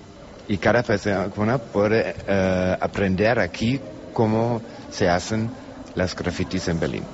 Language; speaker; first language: Spanish; non-native, learner; German